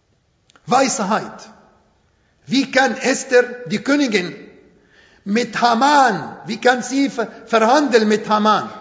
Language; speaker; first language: German; non-native, fluent; Arabic